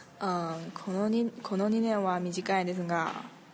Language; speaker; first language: Japanese; non-native, learner; Chinese